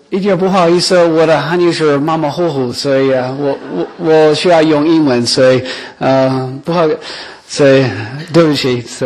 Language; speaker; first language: Chinese; non-native, learner; English